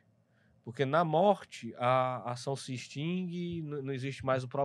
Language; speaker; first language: Portuguese; native; Portuguese